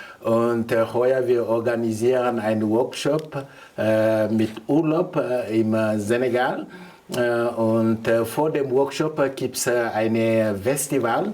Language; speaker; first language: German; non-native, learner; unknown